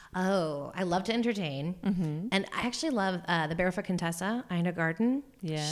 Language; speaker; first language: English; native; English